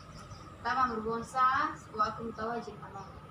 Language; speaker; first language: Arabic; non-native, learner; Indonesian